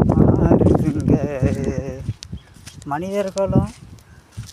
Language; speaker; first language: Tamil; native; Tamil